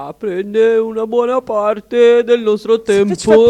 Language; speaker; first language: Italian; native; Italian